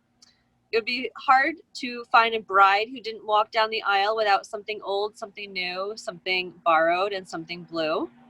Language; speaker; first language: English; native; English